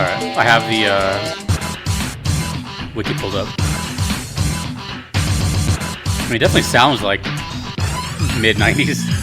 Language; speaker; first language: English; native; English